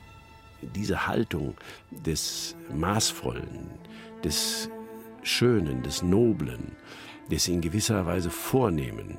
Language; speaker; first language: German; native; German